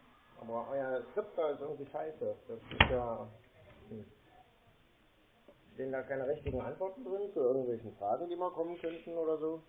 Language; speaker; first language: German; native; German